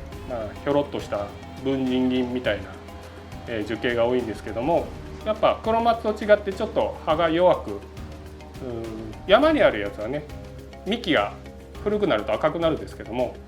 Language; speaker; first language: Japanese; native; Japanese